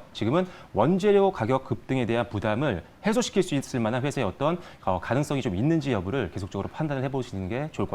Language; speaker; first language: Korean; native; Korean